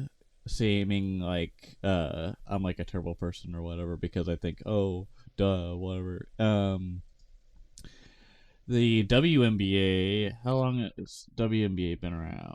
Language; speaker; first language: English; native; English